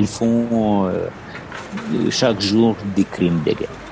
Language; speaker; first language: French; non-native, fluent; Ukrainian